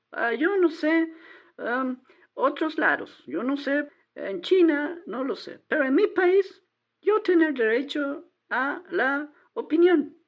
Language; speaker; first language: Spanish; non-native, learner; English